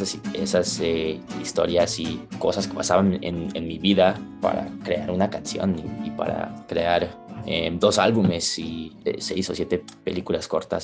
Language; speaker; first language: Spanish; early bilingual, heritage; Spanish